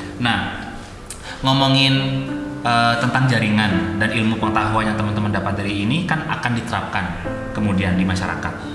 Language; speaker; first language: Indonesian; non-native, local second language; Madurese